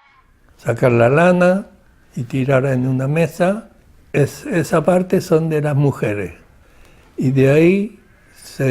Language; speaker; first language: Spanish; non-native, local second language; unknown